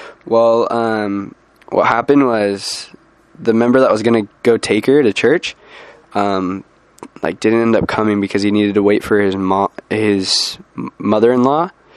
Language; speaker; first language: English; native; English